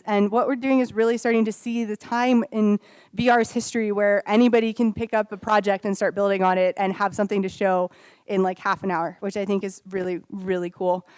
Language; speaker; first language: English; native; English